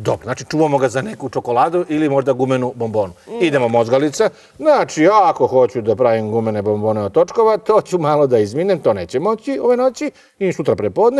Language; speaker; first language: Serbian; native; Serbian